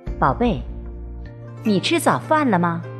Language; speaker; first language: Chinese; native; Chinese